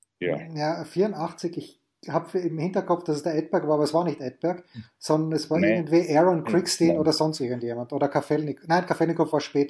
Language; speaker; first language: German; native; German